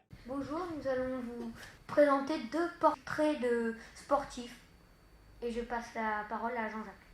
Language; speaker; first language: French; native; French